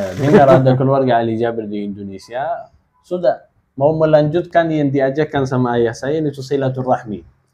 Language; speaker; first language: Indonesian; non-native, fluent; Arabic